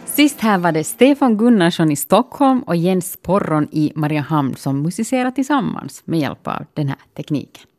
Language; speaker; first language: Swedish; native; Swedish